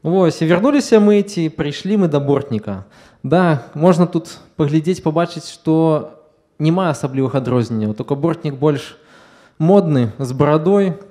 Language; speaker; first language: Russian; non-native, local second language; Belarusian